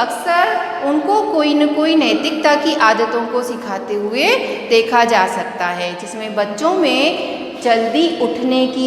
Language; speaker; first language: Hindi; native; Hindi